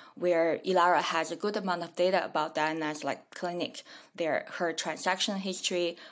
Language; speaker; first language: English; non-native, fluent; Chinese